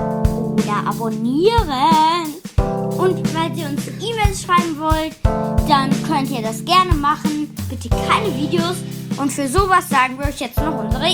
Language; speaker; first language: German; native; German